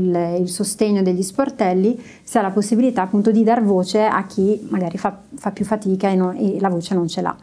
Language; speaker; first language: Italian; native; Italian